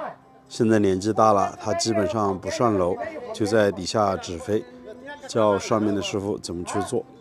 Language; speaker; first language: Chinese; native; Chinese